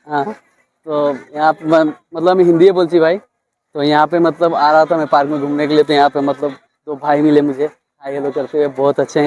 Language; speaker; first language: Hindi; non-native, local second language; Bangla